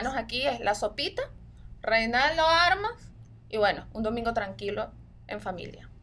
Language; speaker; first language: Spanish; native; Spanish